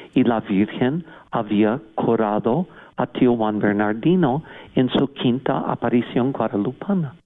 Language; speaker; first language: Spanish; non-native, fluent; English